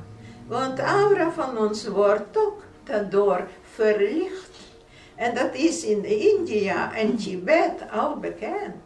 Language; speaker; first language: Dutch; non-native, fluent; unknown